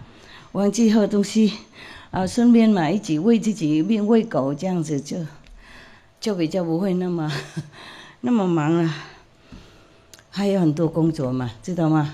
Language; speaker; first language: Chinese; non-native, fluent; Vietnamese